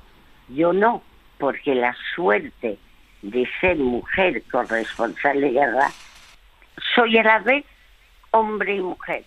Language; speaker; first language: Spanish; early bilingual, other home language; French